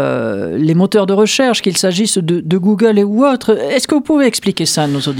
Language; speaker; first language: French; native; French